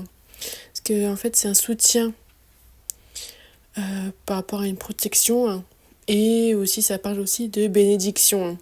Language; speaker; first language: French; native; French